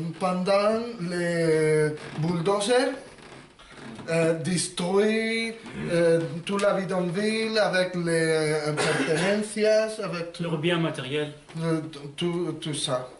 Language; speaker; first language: French; non-native, learner; Spanish